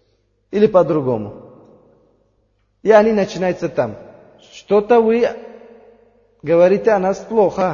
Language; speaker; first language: Russian; non-native, learner; Uzbek